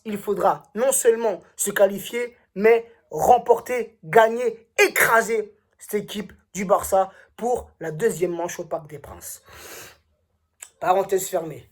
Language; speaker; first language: French; native; French